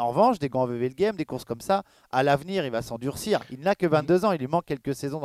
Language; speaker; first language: French; native; French